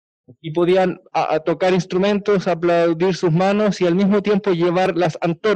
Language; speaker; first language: Spanish; native; Spanish